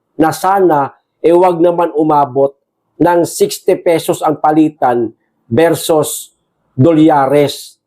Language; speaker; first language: Filipino; non-native, local second language; Cebuano